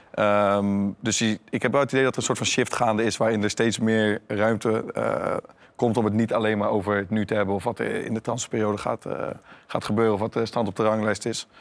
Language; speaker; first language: Dutch; native; Dutch